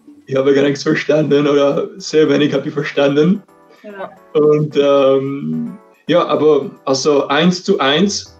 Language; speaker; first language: German; non-native, fluent; Czech